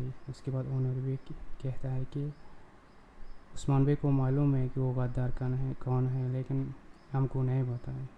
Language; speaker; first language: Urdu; non-native, local second language; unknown